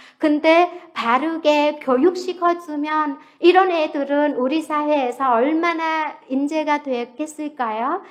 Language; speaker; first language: Korean; non-native, fluent; Vietnamese